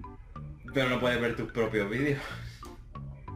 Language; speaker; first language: Spanish; native; Spanish